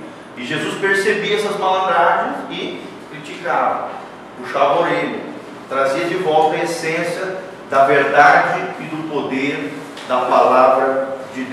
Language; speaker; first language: Portuguese; native; Portuguese